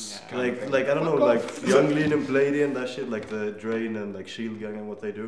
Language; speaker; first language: English; non-native, fluent; Danish